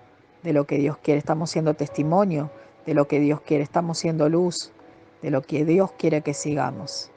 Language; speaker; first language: Spanish; native; Spanish